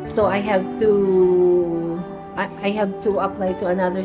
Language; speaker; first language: English; non-native, local second language; Filipino